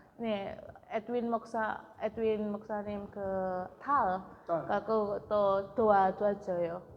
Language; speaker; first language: Korean; non-native, learner; Indonesian